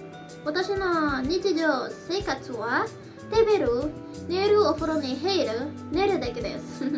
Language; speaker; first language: Japanese; non-native, learner; Indonesian